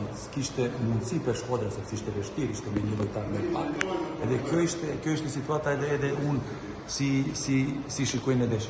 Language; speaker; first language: Albanian; non-native, learner; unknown